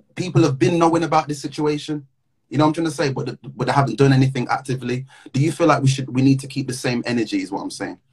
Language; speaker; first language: English; native; English